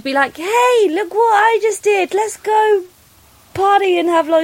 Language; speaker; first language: English; non-native, local second language; Polish